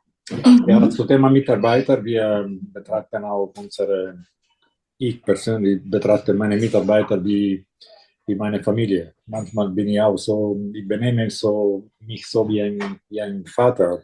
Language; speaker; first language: German; non-native, fluent; Italian